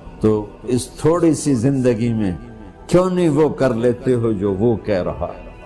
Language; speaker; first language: Urdu; non-native, local second language; Punjabi